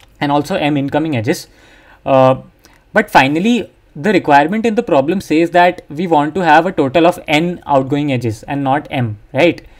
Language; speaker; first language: English; non-native, local second language; Hindi